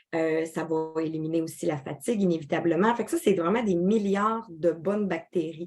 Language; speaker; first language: French; native; French